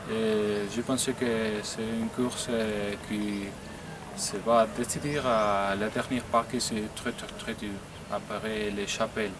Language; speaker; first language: French; non-native, learner; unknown